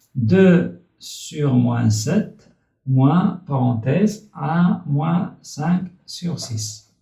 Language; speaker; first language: French; non-native, local second language; Arabic